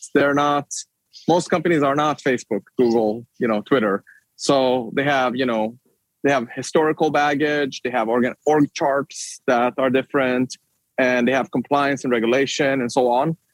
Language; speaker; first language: English; non-native, fluent; Swedish